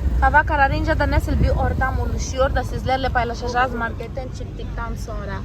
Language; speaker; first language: Turkish; non-native, fluent; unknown